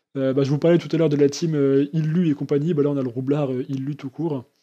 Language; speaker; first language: French; native; French